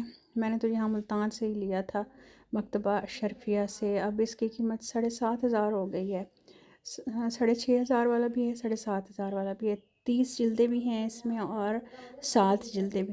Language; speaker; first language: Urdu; non-native, local second language; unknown